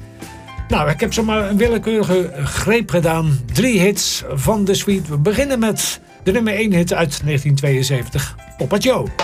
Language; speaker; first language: Dutch; native; Dutch